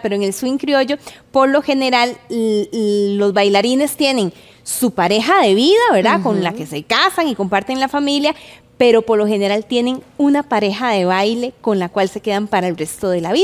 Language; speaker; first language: Spanish; native; Spanish